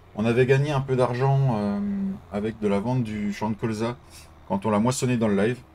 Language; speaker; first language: French; native; French